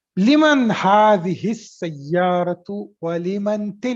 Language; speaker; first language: Arabic; non-native, fluent; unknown